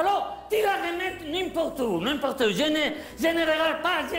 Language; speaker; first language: French; non-native, learner; Spanish